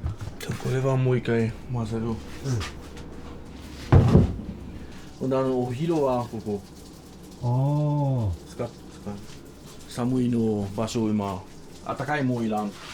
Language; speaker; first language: Japanese; non-native, learner; German